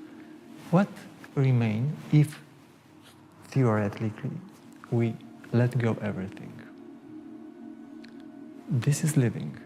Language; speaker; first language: English; non-native, fluent; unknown